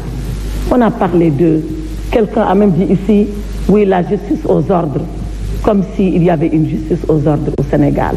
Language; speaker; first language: French; non-native, local second language; Fula